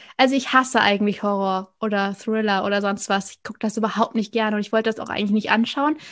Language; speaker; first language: German; native; German